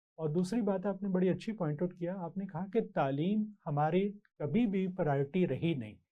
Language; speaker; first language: Urdu; native; Urdu